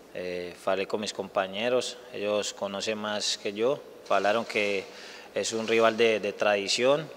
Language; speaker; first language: Portuguese; non-native, learner; Spanish